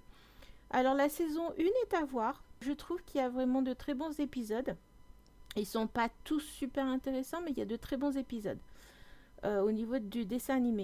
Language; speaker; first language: French; native; French